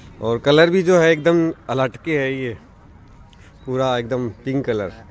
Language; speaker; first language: Hindi; native; Hindi